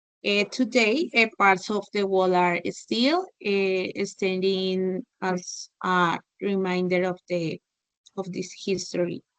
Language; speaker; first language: English; non-native, learner; Spanish